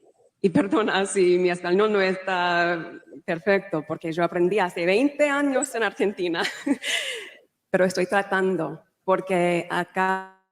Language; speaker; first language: Spanish; non-native, fluent; English